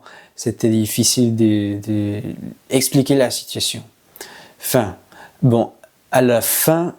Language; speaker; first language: French; non-native, learner; English